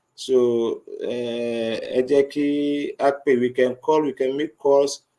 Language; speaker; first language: English; non-native, local second language; Yoruba